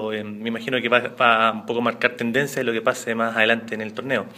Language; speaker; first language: Spanish; native; Spanish